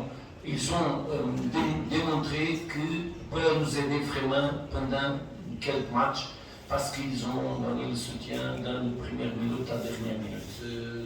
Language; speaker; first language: French; non-native, fluent; Portuguese